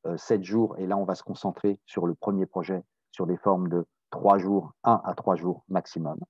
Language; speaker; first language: French; native; French